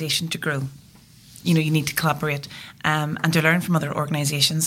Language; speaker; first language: English; native; English